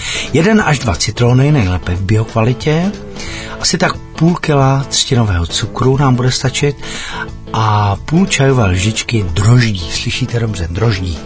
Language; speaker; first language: Czech; native; Czech